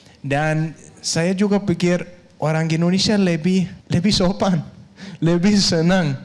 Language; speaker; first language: Indonesian; non-native, fluent; Danish